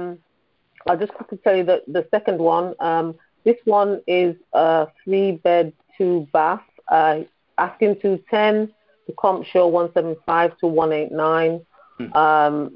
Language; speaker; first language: English; native; English